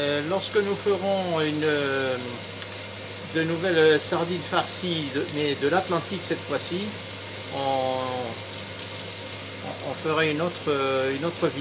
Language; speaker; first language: French; native; French